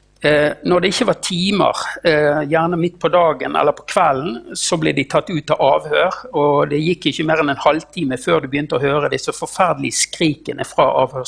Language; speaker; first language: Norwegian; non-native, fluent; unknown